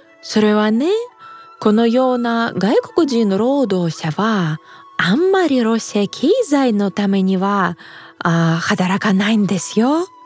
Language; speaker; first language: Japanese; non-native, fluent; Russian